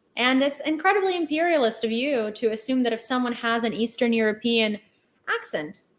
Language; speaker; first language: English; non-native, fluent; Ukrainian